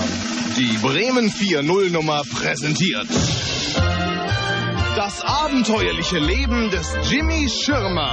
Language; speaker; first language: German; native; German